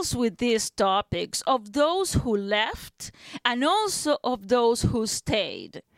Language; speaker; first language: English; non-native, fluent; Spanish